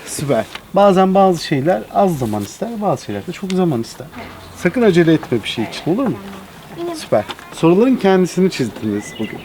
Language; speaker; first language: Turkish; native; Turkish